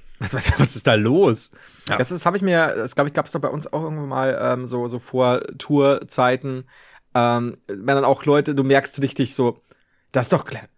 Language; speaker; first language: German; native; German